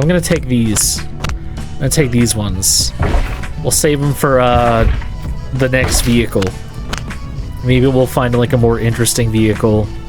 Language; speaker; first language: English; native; English